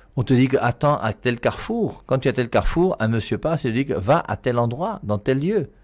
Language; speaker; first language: French; native; French